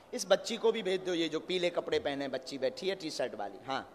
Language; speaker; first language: Hindi; native; Hindi